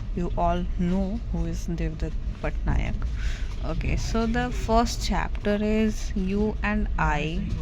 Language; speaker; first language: English; non-native, local second language; Hindi